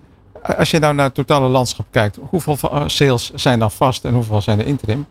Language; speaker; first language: Dutch; native; Dutch